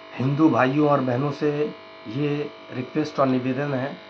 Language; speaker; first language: Hindi; non-native, local second language; Bangla